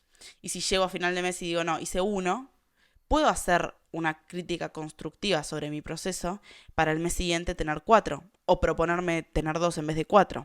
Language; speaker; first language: Spanish; native; Spanish